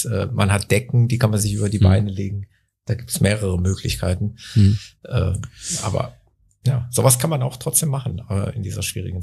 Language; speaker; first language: German; native; German